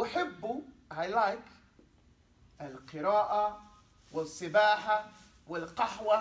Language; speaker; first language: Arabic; non-native, learner; English